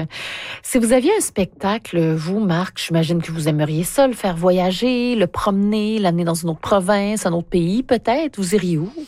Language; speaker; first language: French; native; French